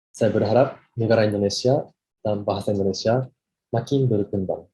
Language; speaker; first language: Indonesian; non-native, fluent; Japanese